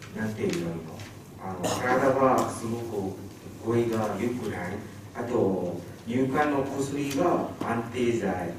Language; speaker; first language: Japanese; non-native, fluent; Burmese